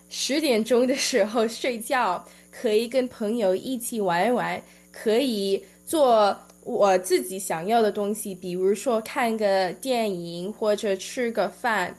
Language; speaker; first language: Chinese; early bilingual, heritage; Chinese